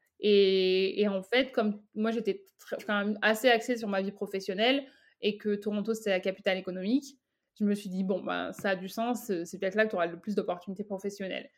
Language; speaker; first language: French; native; French